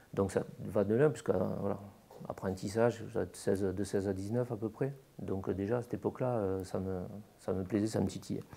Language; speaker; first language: French; native; French